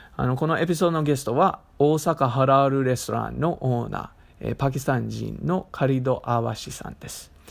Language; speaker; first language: Japanese; non-native, fluent; English